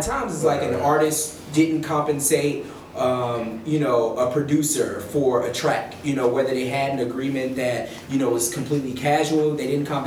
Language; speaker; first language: English; native; English